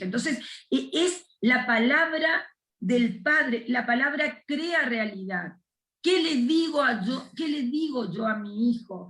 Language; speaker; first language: Spanish; native; Spanish